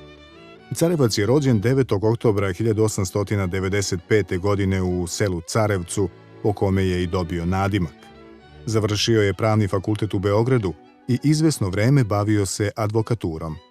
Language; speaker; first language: Bosnian; native; Bosnian